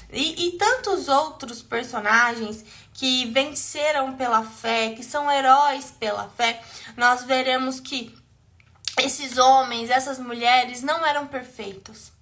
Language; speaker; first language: Portuguese; native; Portuguese